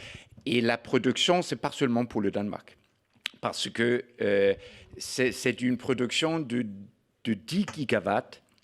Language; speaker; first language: French; non-native, fluent; Danish